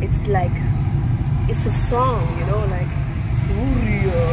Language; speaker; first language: English; non-native, fluent; Dutch